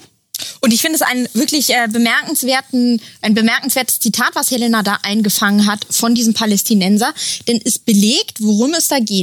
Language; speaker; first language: German; native; German